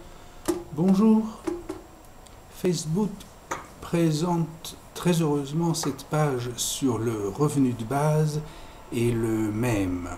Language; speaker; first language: French; native; French